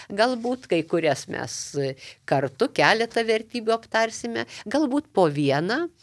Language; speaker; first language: Lithuanian; native; Lithuanian